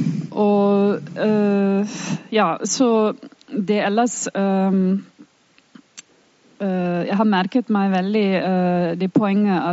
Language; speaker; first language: Norwegian; non-native, fluent; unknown